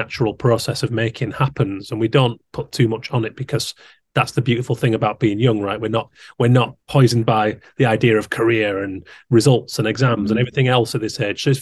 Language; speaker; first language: English; native; English